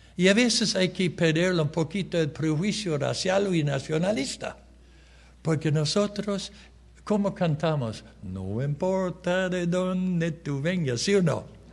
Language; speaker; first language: Spanish; early bilingual, other home language; German